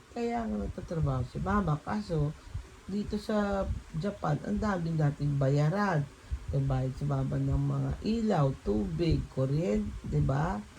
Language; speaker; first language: Filipino; native; Filipino